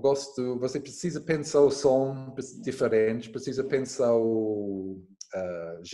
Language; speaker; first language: Portuguese; non-native, learner; English